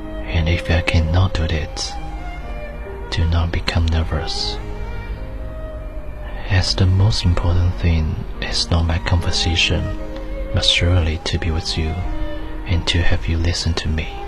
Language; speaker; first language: English; non-native, fluent; Chinese